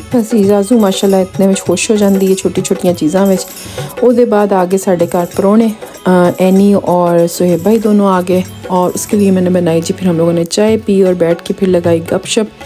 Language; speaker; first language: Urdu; non-native, local second language; Punjabi